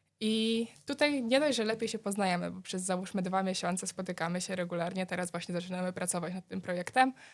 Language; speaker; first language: Polish; native; Polish